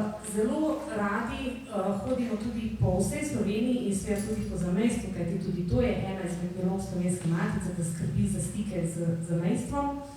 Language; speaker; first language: Slovenian; native; Slovenian